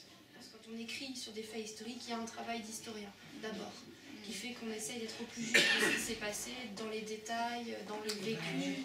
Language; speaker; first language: French; native; French